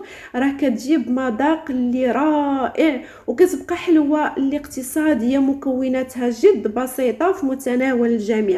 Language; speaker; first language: Arabic; native; Arabic